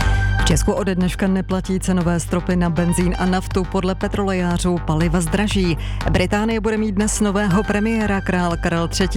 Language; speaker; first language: Czech; native; Czech